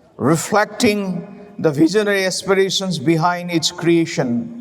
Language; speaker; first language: English; non-native, local second language; Assamese